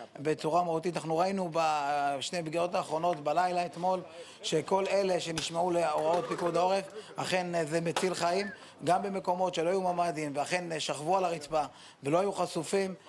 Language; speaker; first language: Hebrew; native; Hebrew